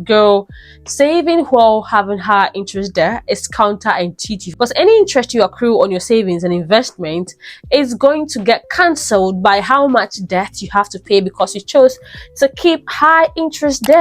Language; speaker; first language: English; native; English